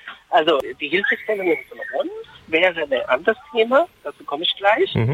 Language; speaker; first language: German; non-native, fluent; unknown